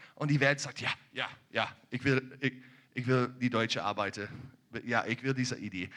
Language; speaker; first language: German; non-native, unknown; English